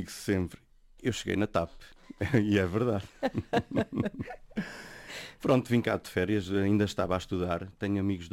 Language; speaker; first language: Portuguese; native; Portuguese